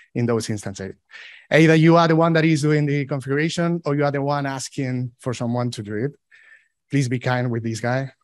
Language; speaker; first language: English; non-native, fluent; Spanish